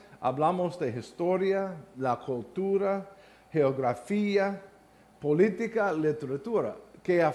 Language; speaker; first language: Spanish; non-native, learner; English